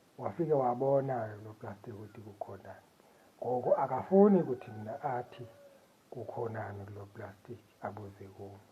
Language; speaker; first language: Zulu; non-native, local second language; Xhosa